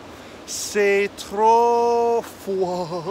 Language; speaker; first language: French; non-native, fluent; English